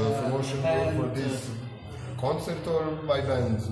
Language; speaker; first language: English; non-native, learner; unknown